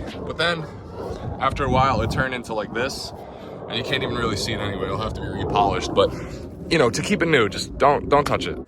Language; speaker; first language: English; native; English